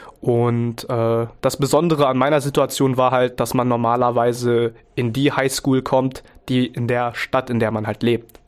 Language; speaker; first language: German; early bilingual, other home language; Vietnamese